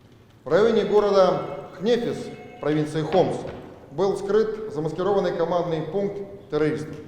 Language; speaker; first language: Russian; native; Russian